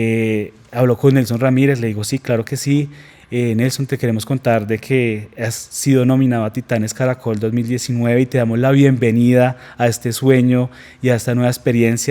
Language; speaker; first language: Spanish; native; Spanish